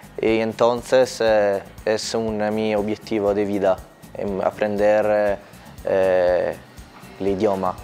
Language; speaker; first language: Spanish; non-native, learner; Italian